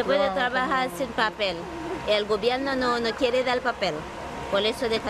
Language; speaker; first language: Spanish; non-native, learner; Haitian Creole